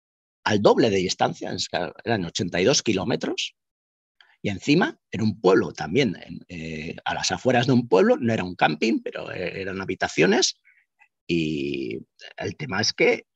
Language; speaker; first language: Spanish; native; Spanish